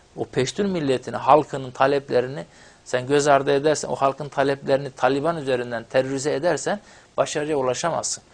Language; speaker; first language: Turkish; non-native, local second language; Kurdish